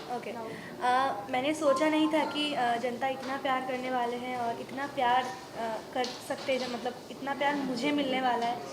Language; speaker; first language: Hindi; non-native, local second language; Bangla